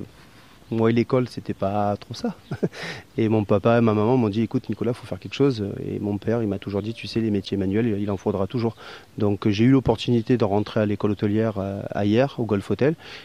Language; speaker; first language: French; native; French